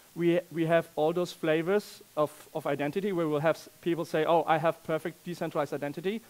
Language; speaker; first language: English; non-native, fluent; German